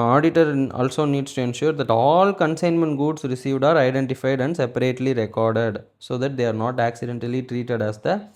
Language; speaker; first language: English; non-native, local second language; Tamil